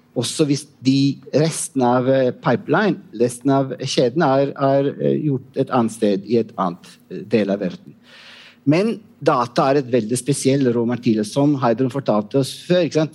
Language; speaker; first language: Norwegian; non-native, fluent; Italian